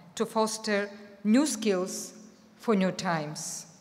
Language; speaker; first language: English; non-native, fluent; Bulgarian